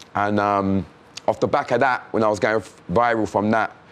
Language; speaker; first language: English; native; English